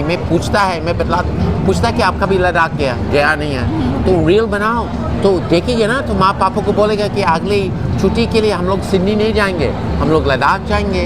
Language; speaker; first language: Hindi; non-native, learner; English